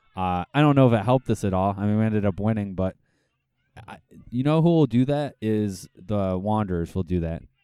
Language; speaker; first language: English; native; English